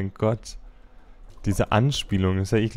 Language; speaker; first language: German; native; German